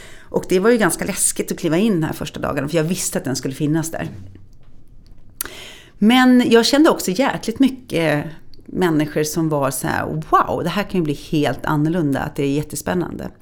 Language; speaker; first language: Swedish; native; Swedish